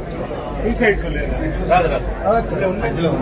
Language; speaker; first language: Telugu; native; Telugu